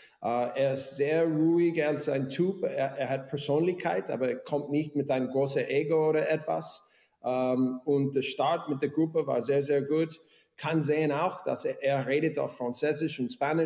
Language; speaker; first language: German; non-native, fluent; English